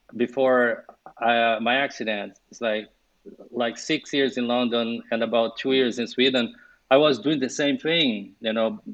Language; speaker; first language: English; non-native, fluent; Portuguese